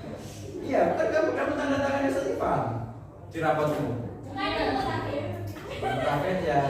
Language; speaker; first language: Indonesian; native; Indonesian